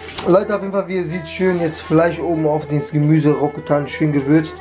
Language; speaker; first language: German; early bilingual, other home language; Kurdish